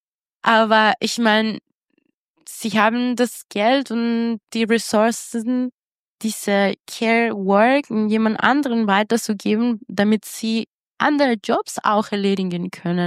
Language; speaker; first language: German; non-native, fluent; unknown